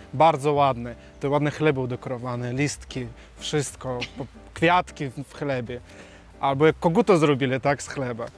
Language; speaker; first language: Polish; non-native, fluent; Russian